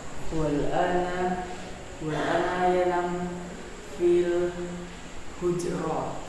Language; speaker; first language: Arabic; non-native, learner; Indonesian